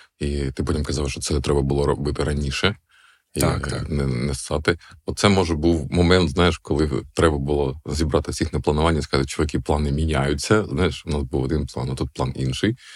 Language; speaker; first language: Ukrainian; non-native, local second language; Russian